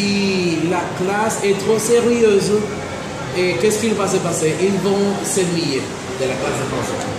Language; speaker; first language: French; non-native, learner; Spanish